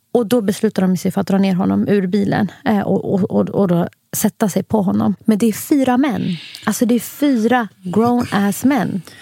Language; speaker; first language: Swedish; early bilingual, other home language; Somali